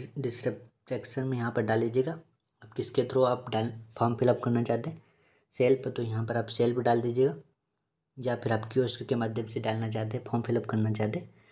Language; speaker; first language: Hindi; native; Hindi